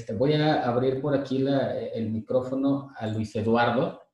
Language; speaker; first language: Spanish; native; Spanish